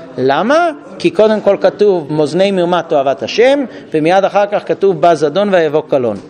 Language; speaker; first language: Hebrew; non-native, fluent; English